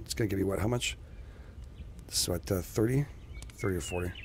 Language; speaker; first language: English; native; English